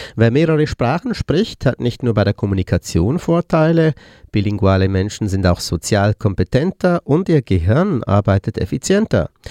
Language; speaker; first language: German; native; German